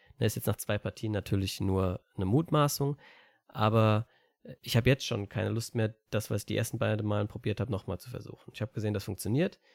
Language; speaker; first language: German; native; German